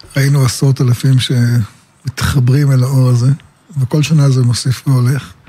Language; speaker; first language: Hebrew; native; Hebrew